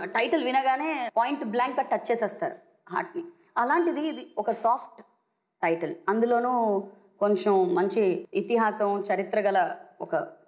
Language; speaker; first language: Telugu; native; Telugu